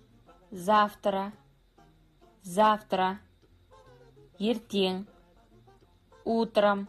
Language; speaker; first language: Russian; non-native, fluent; Kazakh